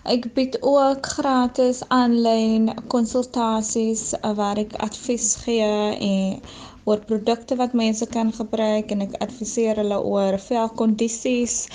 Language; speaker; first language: Afrikaans; native; Afrikaans